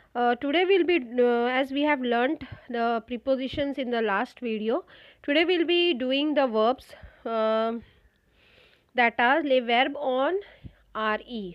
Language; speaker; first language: English; non-native, local second language; Marathi